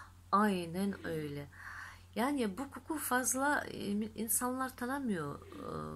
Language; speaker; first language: Turkish; non-native, fluent; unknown